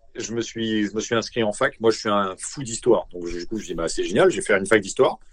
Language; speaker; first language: French; native; French